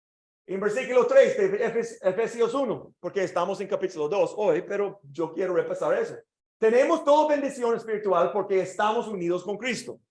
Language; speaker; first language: Spanish; non-native, learner; English